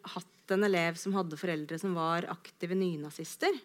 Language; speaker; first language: Norwegian; native; Norwegian